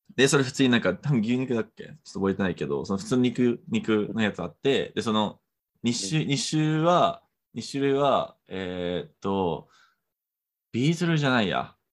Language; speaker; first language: Japanese; non-native, fluent; Romanian